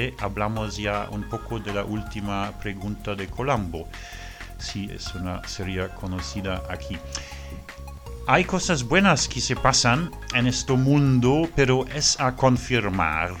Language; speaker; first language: Spanish; non-native, learner; French